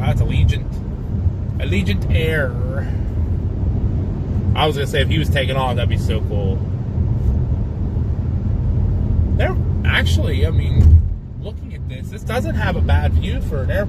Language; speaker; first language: English; native; English